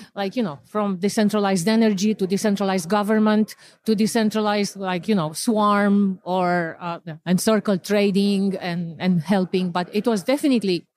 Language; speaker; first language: English; non-native, fluent; Romanian